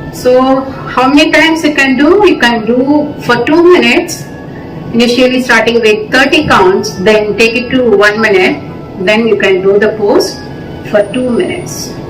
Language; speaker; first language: English; non-native, local second language; Tamil